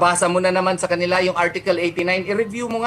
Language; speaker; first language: Filipino; native; Filipino